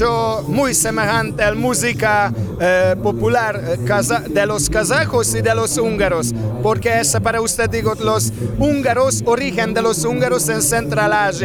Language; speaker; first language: Spanish; non-native, fluent; Hungarian